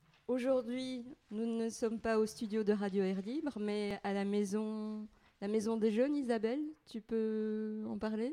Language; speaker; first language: French; native; French